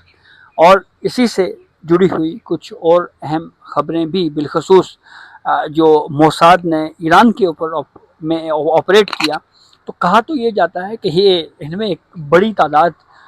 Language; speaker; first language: Urdu; non-native, local second language; Punjabi